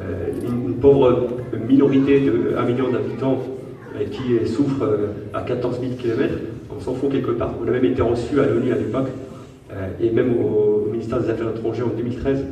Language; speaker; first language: French; native; French